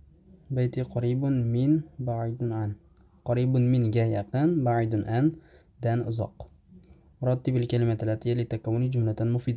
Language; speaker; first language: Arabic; non-native, fluent; Uzbek